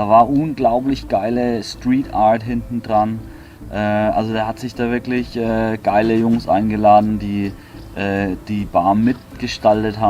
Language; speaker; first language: German; native; German